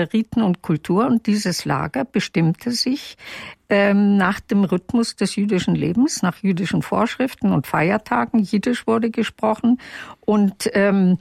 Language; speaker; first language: German; non-native, local second language; Yiddish